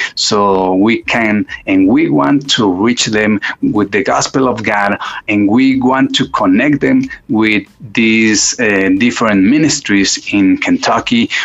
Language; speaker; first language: English; non-native, fluent; Spanish